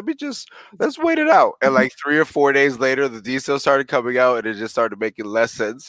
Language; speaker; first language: English; early bilingual, other home language; Spanish